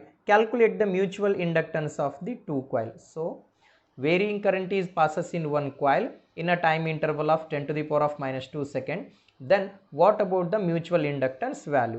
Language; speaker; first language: English; non-native, local second language; Kannada